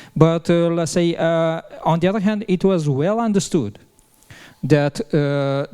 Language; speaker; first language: English; non-native, fluent; Romanian